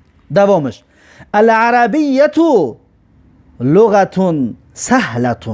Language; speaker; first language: Arabic; non-native, fluent; Persian